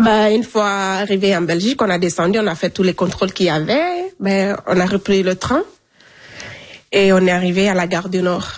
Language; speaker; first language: French; non-native, fluent; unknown